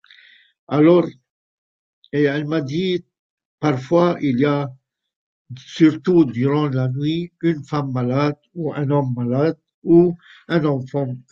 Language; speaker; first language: French; non-native, fluent; Arabic